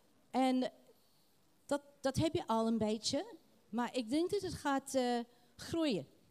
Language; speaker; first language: Dutch; non-native, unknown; English